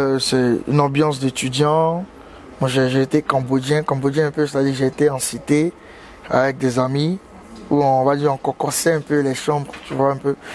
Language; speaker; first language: French; native; French